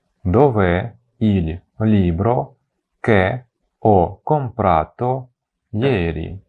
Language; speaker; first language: Italian; non-native, fluent; Ukrainian